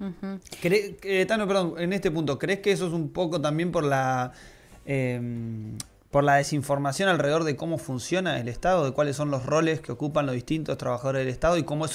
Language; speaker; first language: Spanish; native; Spanish